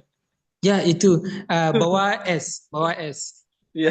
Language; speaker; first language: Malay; non-native, learner; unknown